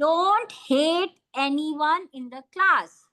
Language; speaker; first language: English; non-native, fluent; Hindi